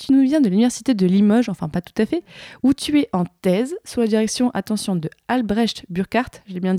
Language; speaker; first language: French; native; French